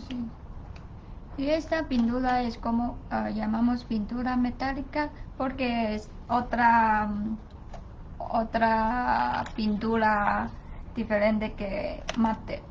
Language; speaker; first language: Spanish; non-native, learner; Chinese